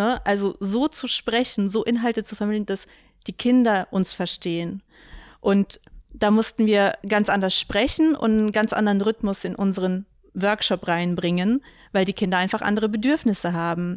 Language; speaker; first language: German; native; German